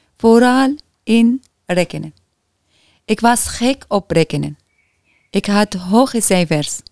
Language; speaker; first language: Dutch; non-native, learner; Arabic